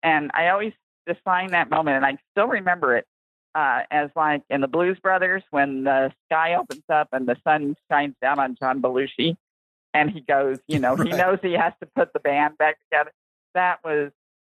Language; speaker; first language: English; native; English